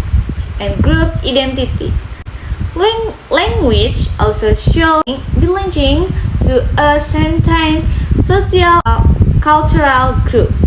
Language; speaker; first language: English; non-native, local second language; Indonesian